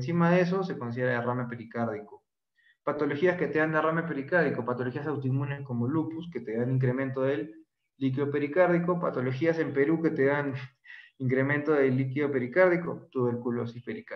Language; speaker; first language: Spanish; native; Spanish